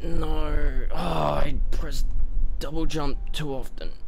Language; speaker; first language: English; native; English